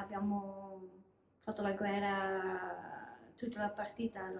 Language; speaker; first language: Italian; non-native, learner; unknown